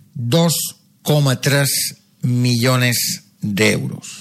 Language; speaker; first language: Spanish; non-native, local second language; Catalan